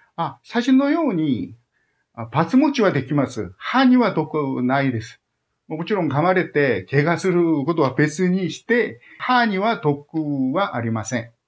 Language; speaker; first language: Japanese; non-native, fluent; Korean